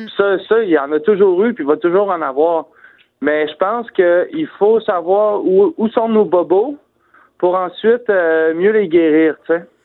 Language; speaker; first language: French; native; French